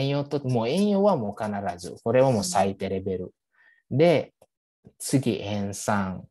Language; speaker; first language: Japanese; non-native, fluent; Indonesian